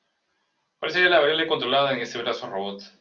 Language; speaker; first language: Spanish; native; Spanish